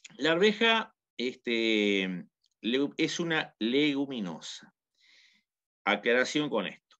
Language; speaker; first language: Spanish; native; Spanish